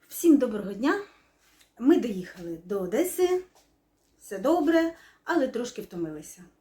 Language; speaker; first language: Ukrainian; non-native, local second language; Russian